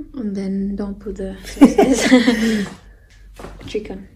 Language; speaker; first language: English; non-native, fluent; Nepali